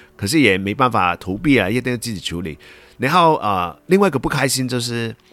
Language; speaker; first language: Chinese; non-native, local second language; Cantonese